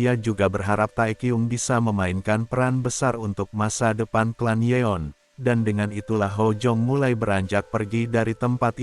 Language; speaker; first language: Indonesian; native; Indonesian